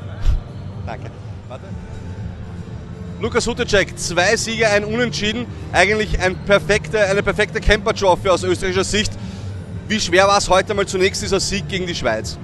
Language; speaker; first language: German; native; German